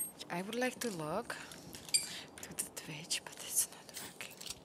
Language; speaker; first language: English; non-native, fluent; Czech